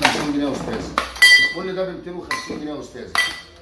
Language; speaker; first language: Arabic; native; Arabic